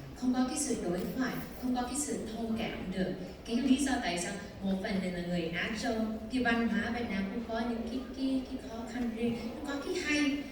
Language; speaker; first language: Vietnamese; early bilingual, heritage; Vietnamese